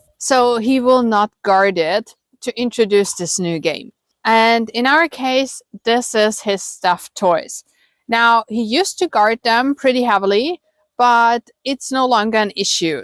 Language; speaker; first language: English; non-native, fluent; German